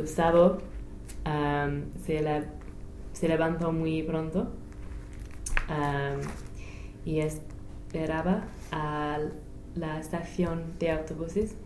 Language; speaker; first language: Spanish; non-native, learner; English